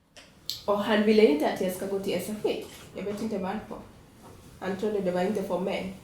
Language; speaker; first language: Swedish; non-native, fluent; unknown